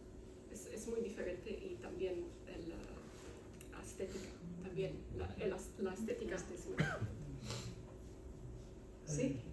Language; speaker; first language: Spanish; non-native, learner; Romanian